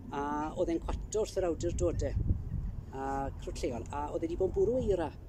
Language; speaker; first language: Welsh; early bilingual, heritage; Welsh